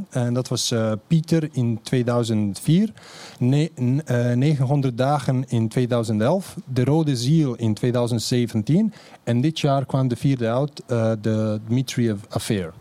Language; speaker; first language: Dutch; non-native, fluent; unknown